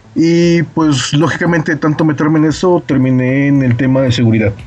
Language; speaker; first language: Spanish; native; Spanish